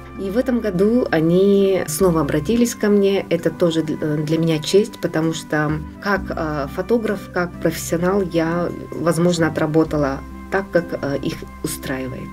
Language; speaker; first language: Russian; non-native, local second language; Yakut